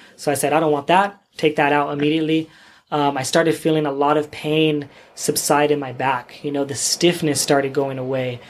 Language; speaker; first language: English; native; English